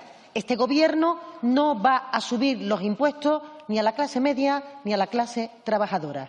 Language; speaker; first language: Spanish; native; Spanish